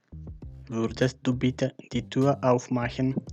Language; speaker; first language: German; non-native, fluent; Macedonian